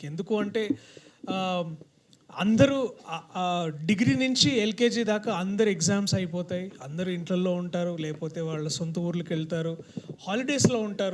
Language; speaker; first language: Telugu; native; Telugu